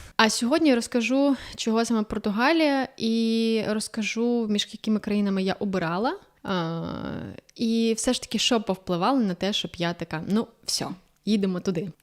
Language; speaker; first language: Ukrainian; native; Ukrainian